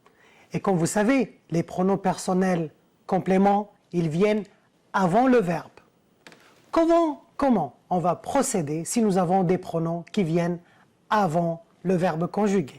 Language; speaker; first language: French; non-native, fluent; Arabic